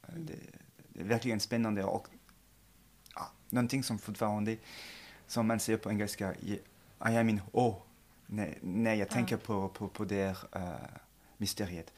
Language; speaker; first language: Swedish; non-native, fluent; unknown